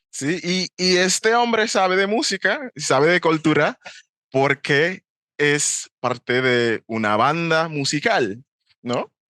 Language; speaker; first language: Spanish; non-native, fluent; English